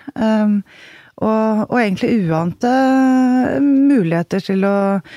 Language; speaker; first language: Norwegian; native; Norwegian